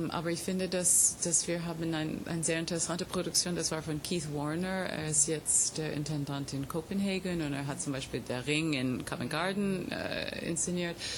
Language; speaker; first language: German; non-native, fluent; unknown